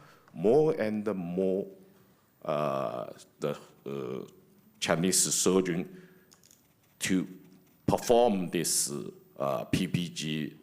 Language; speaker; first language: English; non-native, fluent; Chinese